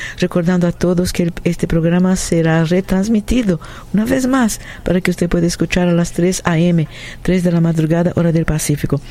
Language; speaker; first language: Spanish; non-native, fluent; Portuguese